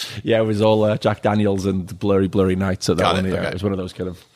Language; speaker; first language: English; native; English